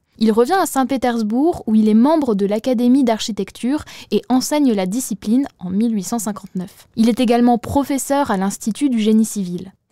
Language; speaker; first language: French; native; French